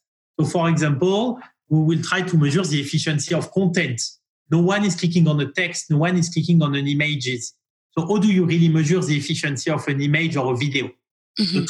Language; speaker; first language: English; non-native, fluent; French